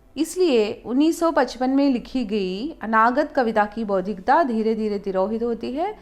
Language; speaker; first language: Hindi; non-native, local second language; Malayalam